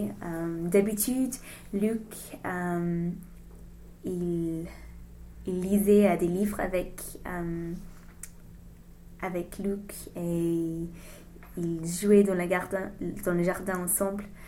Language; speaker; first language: French; non-native, learner; English